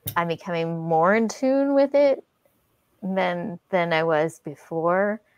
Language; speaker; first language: English; native; English